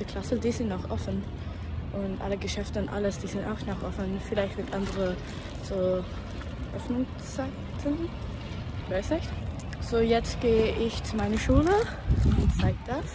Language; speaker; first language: German; non-native, learner; Swedish